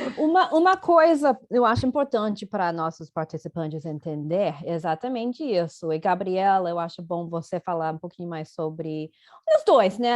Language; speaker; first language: Portuguese; non-native, fluent; English